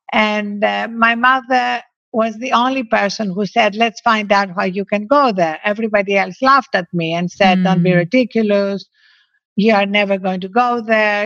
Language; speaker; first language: English; non-native, fluent; Greek